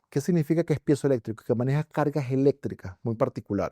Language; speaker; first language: Spanish; native; Spanish